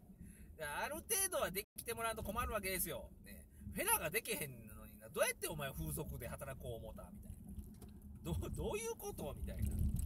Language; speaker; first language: Japanese; native; Japanese